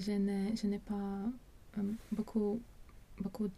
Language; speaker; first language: French; non-native, learner; Latvian